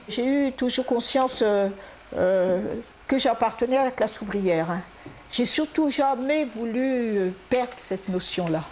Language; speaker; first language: French; native; French